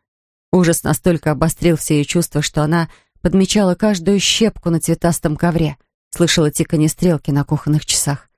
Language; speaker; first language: Russian; native; Russian